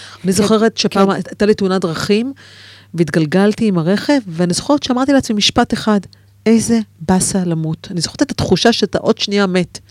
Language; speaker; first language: Hebrew; native; Hebrew